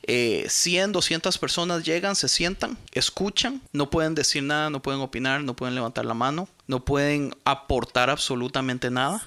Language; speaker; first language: Spanish; native; Spanish